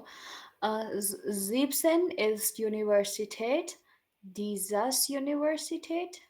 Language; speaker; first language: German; non-native, learner; Urdu